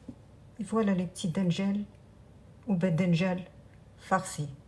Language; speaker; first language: French; non-native, local second language; Arabic